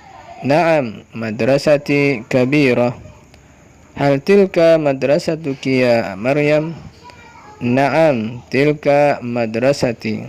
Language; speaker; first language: Arabic; non-native, learner; Indonesian